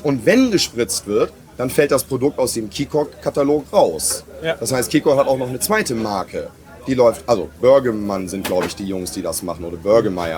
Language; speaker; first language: German; native; German